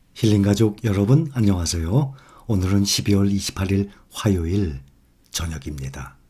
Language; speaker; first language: Korean; native; Korean